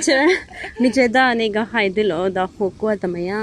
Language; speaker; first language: Chinese; non-native, learner; Urdu